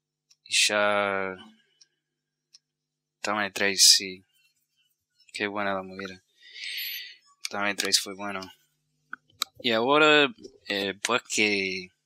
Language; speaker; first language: Spanish; non-native, fluent; English